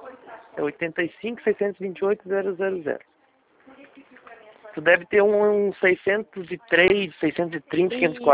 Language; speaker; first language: Portuguese; native; Portuguese